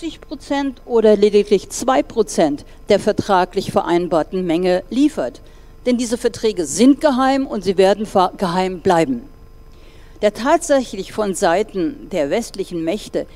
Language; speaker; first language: German; native; German